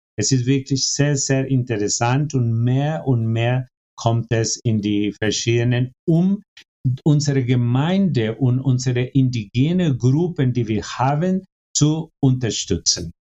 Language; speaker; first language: German; non-native, fluent; Spanish